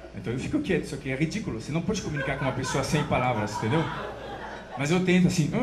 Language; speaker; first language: Portuguese; non-native, fluent; French